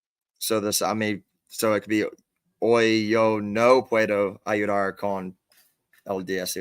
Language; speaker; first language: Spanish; non-native, learner; English